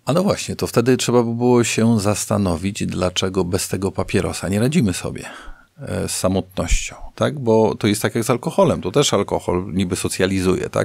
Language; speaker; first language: Polish; native; Polish